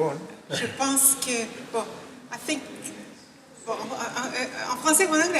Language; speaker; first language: French; non-native, fluent; English